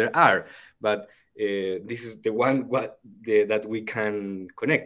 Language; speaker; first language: English; non-native, fluent; Spanish